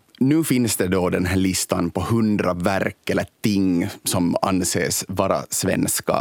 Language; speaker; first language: Swedish; native; Swedish